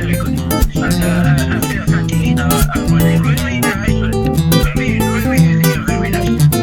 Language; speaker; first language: English; non-native, learner; French